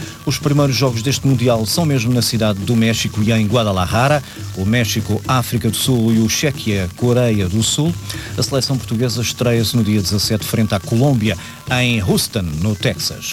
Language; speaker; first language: Portuguese; native; Portuguese